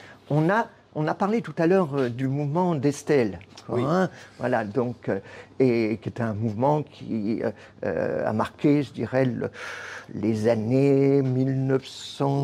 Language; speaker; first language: French; native; French